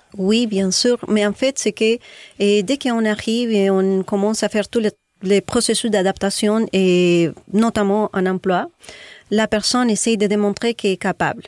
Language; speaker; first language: French; non-native, fluent; Spanish